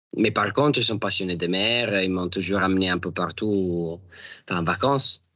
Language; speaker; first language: French; non-native, fluent; Italian